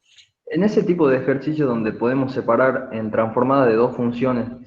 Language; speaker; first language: Spanish; native; Spanish